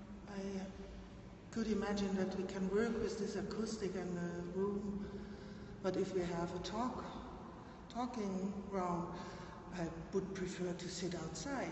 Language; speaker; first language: English; non-native, learner; German